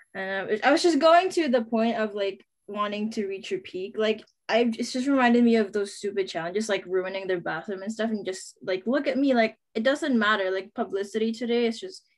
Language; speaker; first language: English; non-native, local second language; Filipino